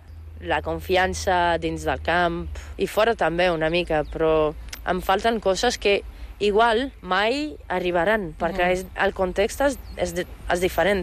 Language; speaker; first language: Catalan; non-native, fluent; Portuguese